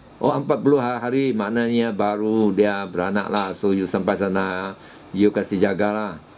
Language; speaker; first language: Malay; non-native, local second language; Chinese